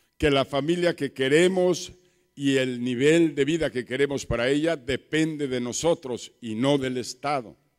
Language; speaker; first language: Spanish; native; Spanish